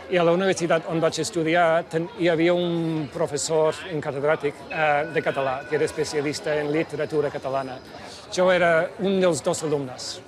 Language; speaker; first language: Catalan; non-native, fluent; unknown